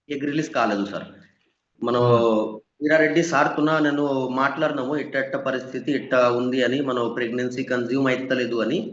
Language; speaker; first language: Telugu; non-native, local second language; Bangla